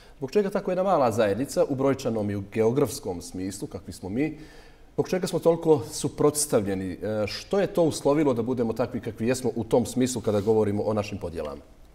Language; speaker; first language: Serbian; native; Serbian